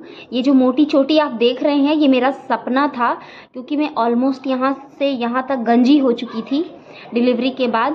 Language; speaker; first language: Hindi; native; Hindi